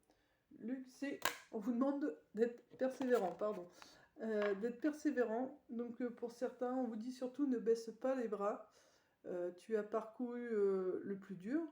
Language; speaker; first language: French; native; French